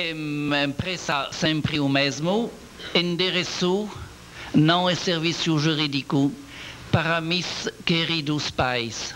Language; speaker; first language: Portuguese; non-native, learner; French